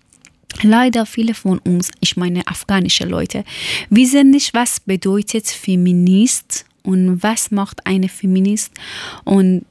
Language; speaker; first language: German; non-native, learner; Persian